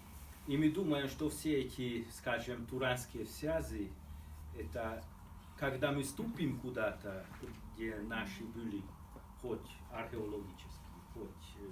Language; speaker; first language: Russian; non-native, fluent; Hungarian